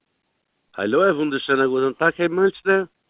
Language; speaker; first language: German; non-native, fluent; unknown